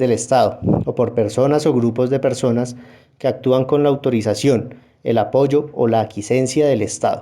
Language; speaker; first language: Spanish; native; Spanish